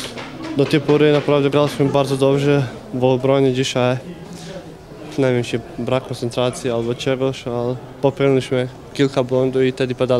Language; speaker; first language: Polish; non-native, fluent; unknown